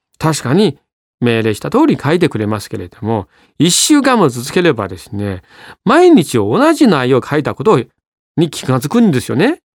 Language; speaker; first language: Japanese; non-native, fluent; Chinese